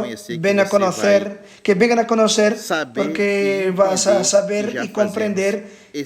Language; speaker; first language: Spanish; non-native, fluent; Portuguese